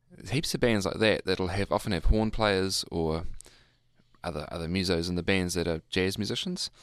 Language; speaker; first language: English; native; English